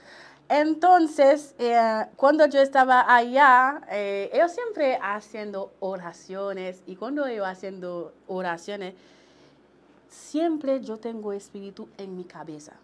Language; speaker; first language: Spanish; non-native, local second language; Haitian Creole